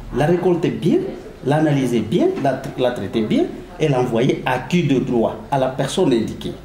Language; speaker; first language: French; non-native, local second language; Swahili